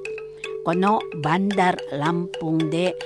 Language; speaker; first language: Japanese; non-native, learner; Indonesian